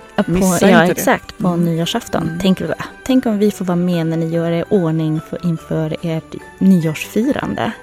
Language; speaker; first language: Swedish; native; Swedish